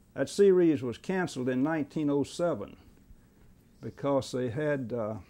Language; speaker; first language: English; native; English